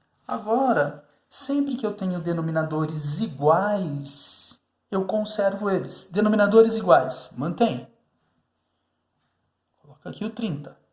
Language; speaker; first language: Portuguese; native; Portuguese